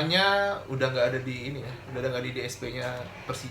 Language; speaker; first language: Indonesian; native; Indonesian